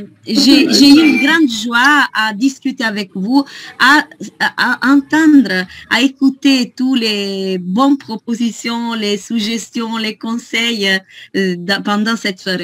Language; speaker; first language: French; non-native, fluent; Italian